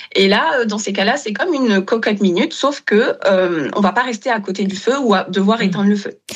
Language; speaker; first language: French; non-native, local second language; Wolof